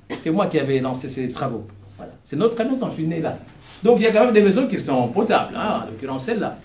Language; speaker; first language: French; non-native, local second language; Kongo